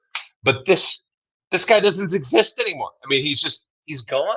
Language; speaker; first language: English; native; English